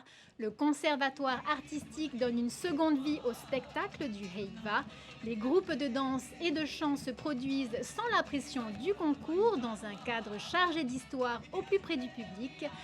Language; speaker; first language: French; native; French